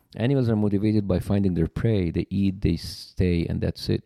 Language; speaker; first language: English; non-native, fluent; Arabic